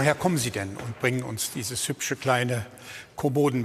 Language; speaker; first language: German; native; German